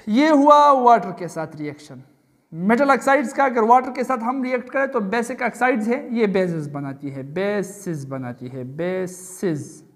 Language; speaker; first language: Urdu; non-native, local second language; Pashto